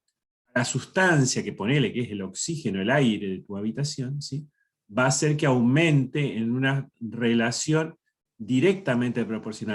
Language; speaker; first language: Spanish; native; Spanish